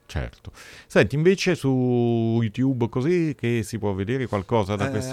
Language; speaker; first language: Italian; native; Italian